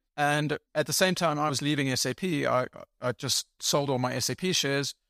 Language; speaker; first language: English; native; English